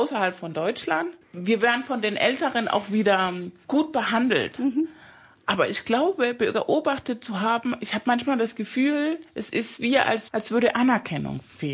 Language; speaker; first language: German; non-native, fluent; Spanish